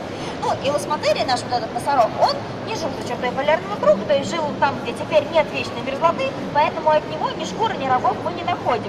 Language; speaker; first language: Russian; native; Russian